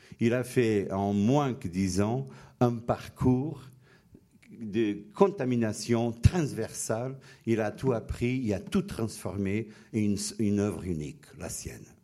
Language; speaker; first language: French; non-native, fluent; Portuguese